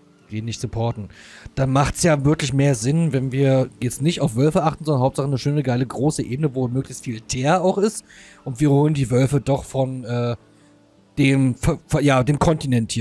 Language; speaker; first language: German; native; German